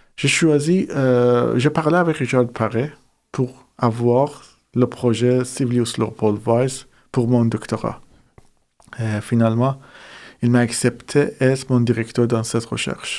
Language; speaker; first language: French; non-native, fluent; Persian